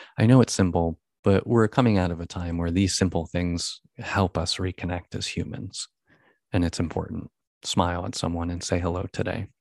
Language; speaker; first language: English; native; English